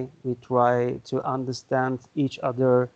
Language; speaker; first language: English; non-native, learner; Turkish